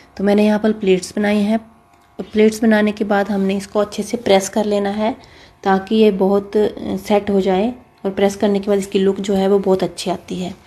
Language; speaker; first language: Hindi; native; Hindi